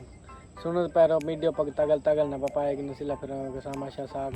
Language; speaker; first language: Filipino; non-native, learner; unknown